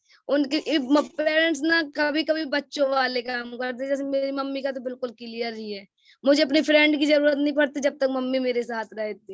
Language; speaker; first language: Hindi; native; Hindi